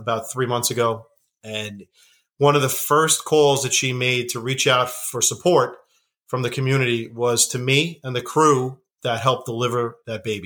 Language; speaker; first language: English; native; English